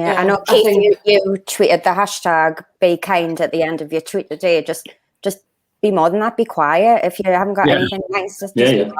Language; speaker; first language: English; native; English